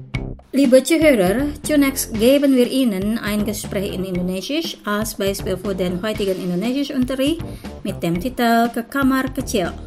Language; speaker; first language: German; non-native, fluent; Indonesian